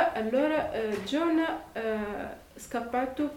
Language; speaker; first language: Italian; non-native, learner; Arabic